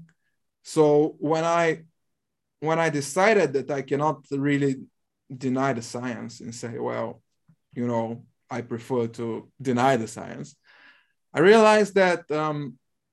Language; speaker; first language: English; non-native, fluent; Bulgarian